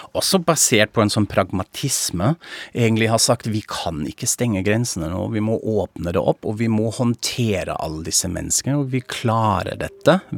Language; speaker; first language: Norwegian; non-native, fluent; German